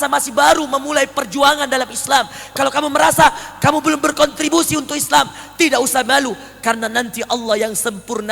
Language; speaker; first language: Indonesian; native; Indonesian